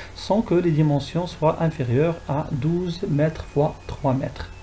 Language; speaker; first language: French; non-native, local second language; Arabic